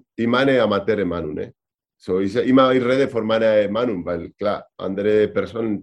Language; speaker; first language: German; non-native, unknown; Spanish